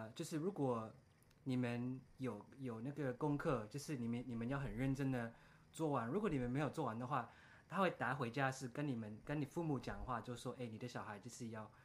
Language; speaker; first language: Chinese; early bilingual, heritage; Chinese